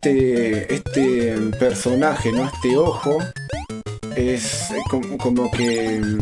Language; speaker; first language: Spanish; native; Spanish